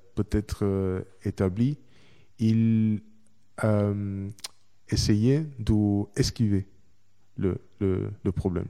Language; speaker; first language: French; non-native, fluent; Chinese